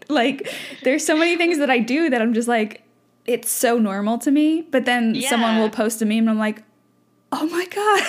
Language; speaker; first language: English; native; English